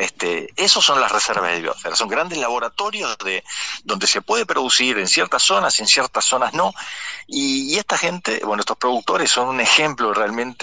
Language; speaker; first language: Spanish; native; Spanish